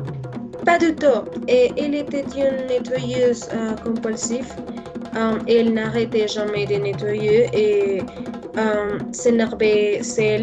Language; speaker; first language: French; non-native, learner; Spanish